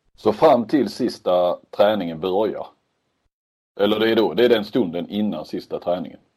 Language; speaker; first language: Swedish; native; Swedish